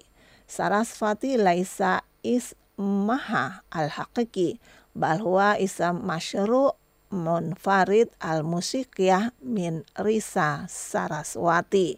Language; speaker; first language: Arabic; non-native, fluent; Indonesian